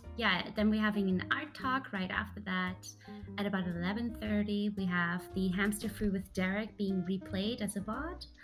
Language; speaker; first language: English; early bilingual, other home language; German